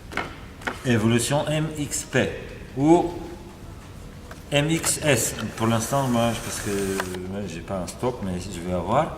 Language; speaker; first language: French; non-native, fluent; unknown